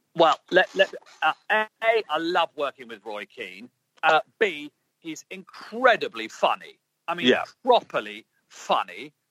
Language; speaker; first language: English; native; English